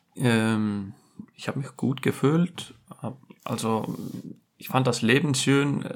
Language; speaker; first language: German; non-native, fluent; Icelandic